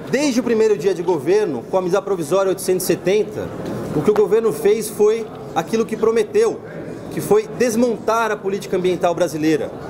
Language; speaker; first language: Portuguese; native; Portuguese